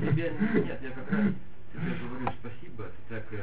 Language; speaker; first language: Russian; non-native, fluent; Lithuanian